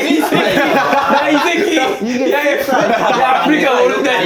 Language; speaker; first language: Korean; early bilingual, other home language; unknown